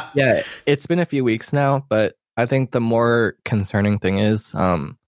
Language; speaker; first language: English; non-native, local second language; Cantonese